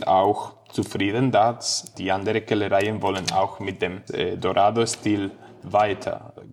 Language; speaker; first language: German; non-native, learner; Spanish